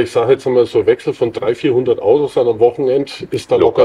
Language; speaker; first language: German; native; German